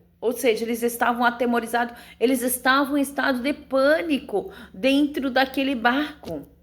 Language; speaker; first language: Portuguese; native; Portuguese